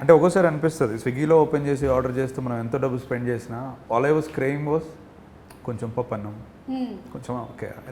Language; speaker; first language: Telugu; native; Telugu